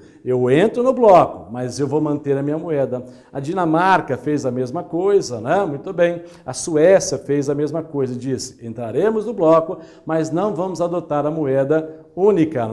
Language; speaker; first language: Portuguese; native; Portuguese